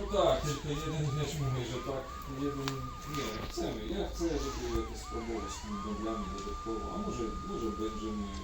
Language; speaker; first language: Polish; non-native, fluent; Ukrainian